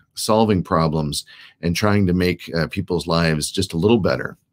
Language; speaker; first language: English; native; English